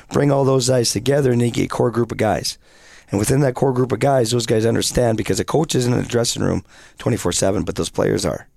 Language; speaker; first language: English; native; English